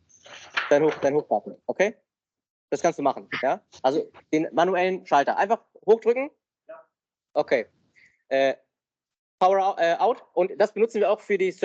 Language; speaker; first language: German; native; German